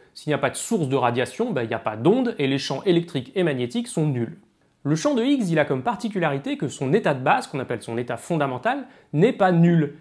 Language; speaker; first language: French; native; French